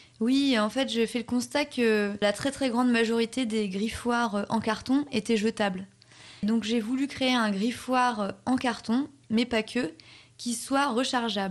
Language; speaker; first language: French; native; French